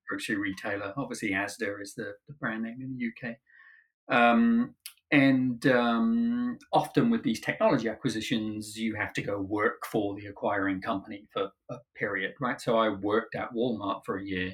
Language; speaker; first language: English; native; English